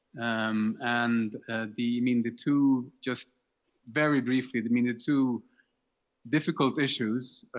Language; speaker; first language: English; non-native, fluent; Swedish